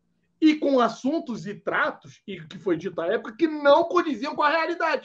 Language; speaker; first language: Portuguese; native; Portuguese